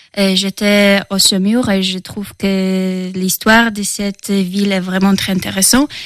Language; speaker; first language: French; non-native, fluent; Polish